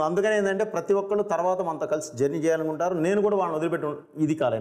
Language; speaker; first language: Telugu; native; Telugu